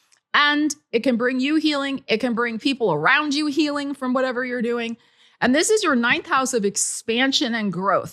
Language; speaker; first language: English; native; English